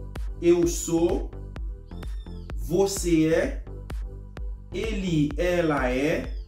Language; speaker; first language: Portuguese; non-native, fluent; Haitian Creole